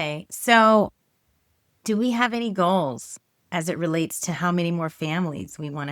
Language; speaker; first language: English; native; English